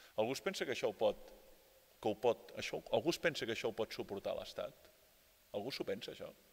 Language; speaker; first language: Catalan; native; Catalan